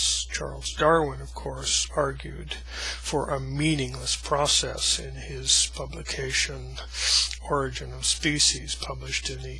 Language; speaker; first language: English; native; English